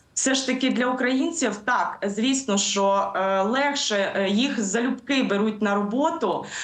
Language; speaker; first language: Ukrainian; native; Ukrainian